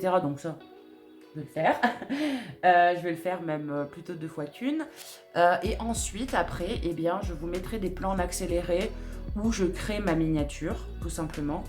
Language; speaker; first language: French; native; French